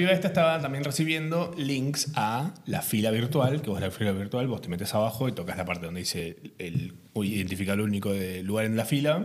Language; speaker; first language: Spanish; native; Spanish